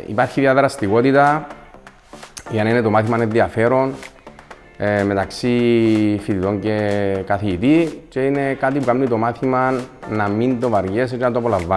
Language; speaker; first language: Greek; native; Greek